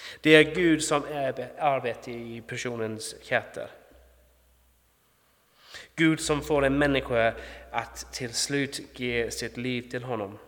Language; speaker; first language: Swedish; non-native, fluent; English